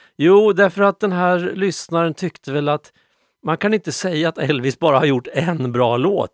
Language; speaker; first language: Swedish; native; Swedish